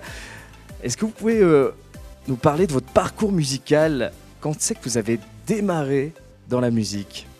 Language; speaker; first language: French; native; French